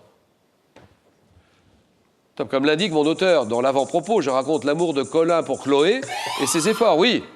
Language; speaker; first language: French; native; French